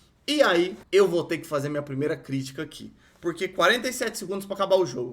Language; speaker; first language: Portuguese; native; Portuguese